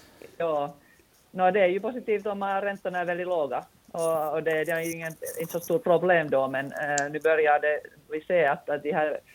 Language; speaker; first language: Swedish; non-native, local second language; Finnish